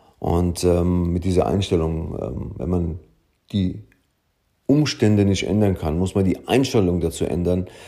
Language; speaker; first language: German; early bilingual, other home language; Italian